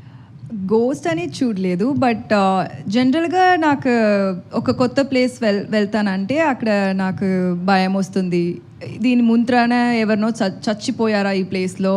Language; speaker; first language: Telugu; non-native, learner; Tamil